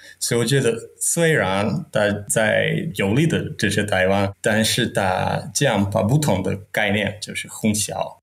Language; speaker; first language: Chinese; non-native, fluent; Czech